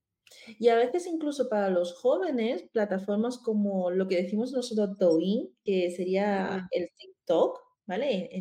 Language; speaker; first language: Spanish; early bilingual, other home language; Chinese